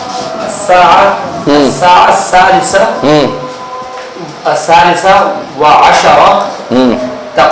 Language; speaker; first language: Arabic; non-native, learner; Urdu